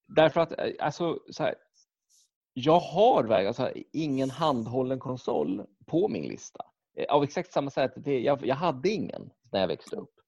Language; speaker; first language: Swedish; native; Swedish